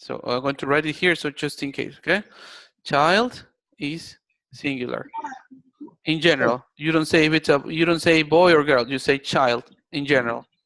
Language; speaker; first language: English; non-native, fluent; Spanish